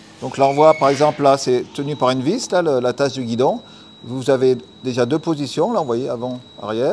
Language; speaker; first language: French; native; French